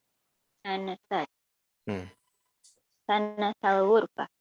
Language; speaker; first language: Arabic; non-native, learner; Indonesian